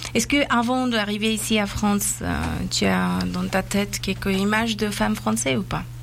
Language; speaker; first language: French; non-native, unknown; Persian